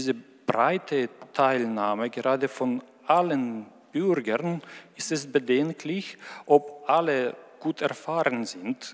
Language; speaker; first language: German; non-native, fluent; Ukrainian